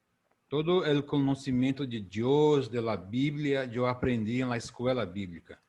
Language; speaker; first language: Spanish; non-native, fluent; Portuguese